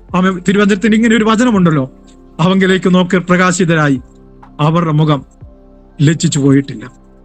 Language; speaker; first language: Malayalam; native; Malayalam